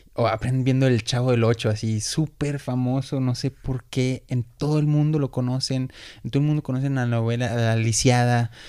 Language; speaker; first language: Spanish; native; Spanish